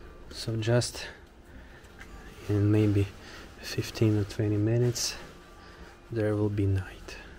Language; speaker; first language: English; non-native, fluent; Ukrainian